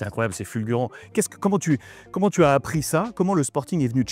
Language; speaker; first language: French; native; French